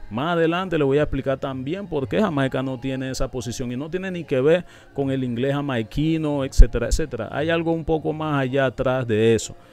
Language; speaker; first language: Spanish; non-native, local second language; English